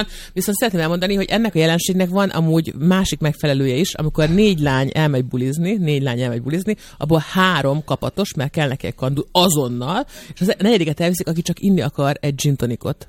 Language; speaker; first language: Hungarian; early bilingual, other home language; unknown